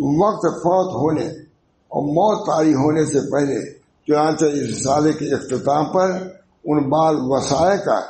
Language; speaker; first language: Urdu; native; Urdu